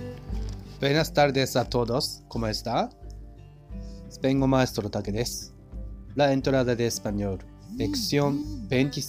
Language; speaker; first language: Spanish; non-native, fluent; Japanese